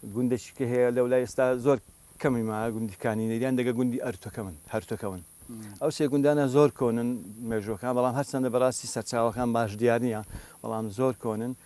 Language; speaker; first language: Central Kurdish; native; Central Kurdish